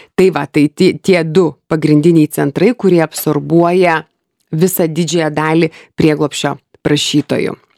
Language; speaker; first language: Lithuanian; native; Lithuanian